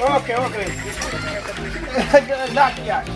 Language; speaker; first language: Spanish; non-native, learner; Haitian Creole